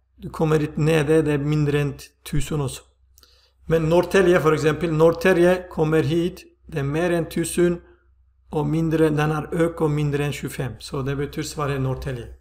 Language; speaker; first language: Swedish; non-native, fluent; Turkish